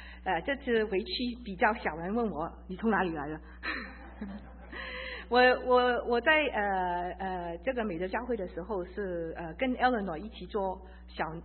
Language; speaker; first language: Chinese; early bilingual, heritage; Chinese